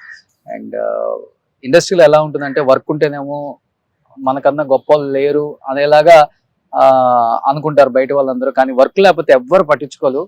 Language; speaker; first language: Telugu; native; Telugu